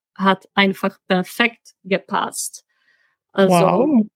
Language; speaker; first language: German; non-native, fluent; Czech